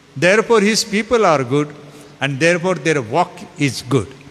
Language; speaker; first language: English; non-native, local second language; Marathi